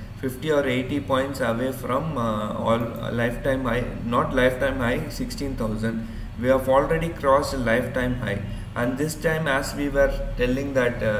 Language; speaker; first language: English; non-native, local second language; Urdu